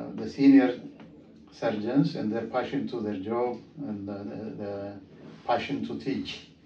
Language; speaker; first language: English; non-native, fluent; Amharic